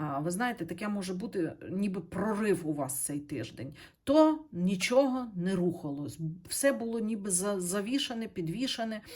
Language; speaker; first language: Ukrainian; non-native, local second language; Russian